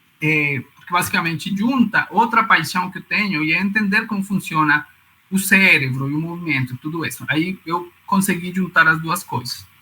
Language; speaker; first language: Portuguese; non-native, fluent; Spanish